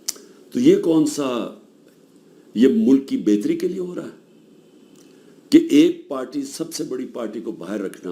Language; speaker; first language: Urdu; native; Urdu